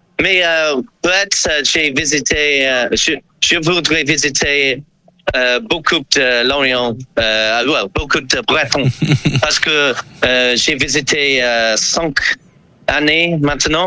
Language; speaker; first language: French; non-native, learner; English